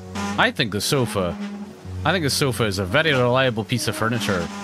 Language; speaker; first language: English; native; English